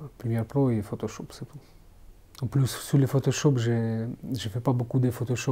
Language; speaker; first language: French; non-native, fluent; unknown